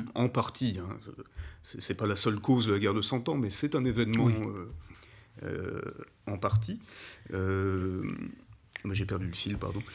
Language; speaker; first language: French; native; French